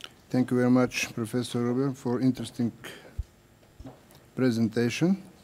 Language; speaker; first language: English; non-native, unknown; Bulgarian